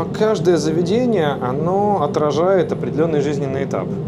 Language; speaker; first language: Russian; native; Russian